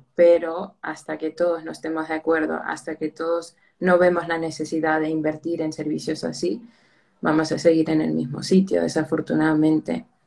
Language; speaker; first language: Spanish; early bilingual, heritage; Spanish